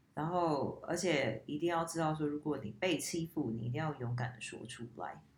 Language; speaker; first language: Chinese; non-native, fluent; English